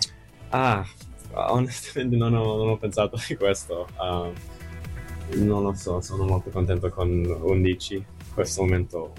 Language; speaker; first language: Italian; non-native, fluent; English